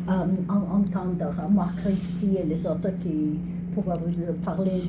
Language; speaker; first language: French; non-native, learner; English